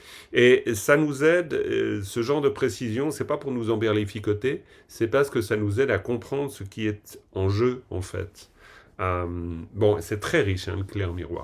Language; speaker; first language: French; native; French